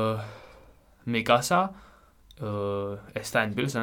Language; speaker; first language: Spanish; non-native, fluent; Czech